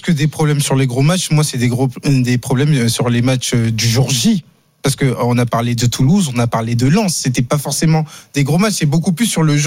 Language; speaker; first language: French; native; French